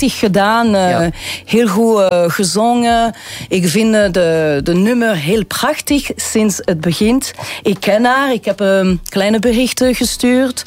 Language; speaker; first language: Dutch; non-native, local second language; French